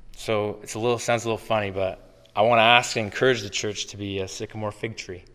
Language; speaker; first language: English; native; English